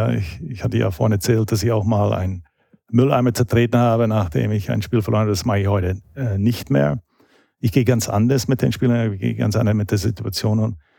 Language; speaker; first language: German; non-native, fluent; English